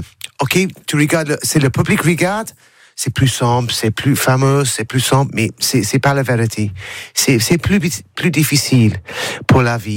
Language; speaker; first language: French; non-native, learner; English